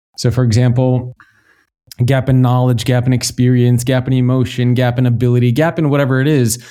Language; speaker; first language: English; native; English